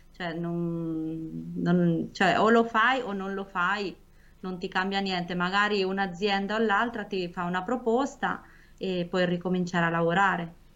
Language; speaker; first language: Italian; early bilingual, other home language; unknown